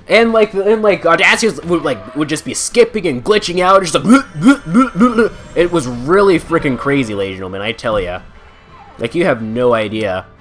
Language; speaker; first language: English; native; English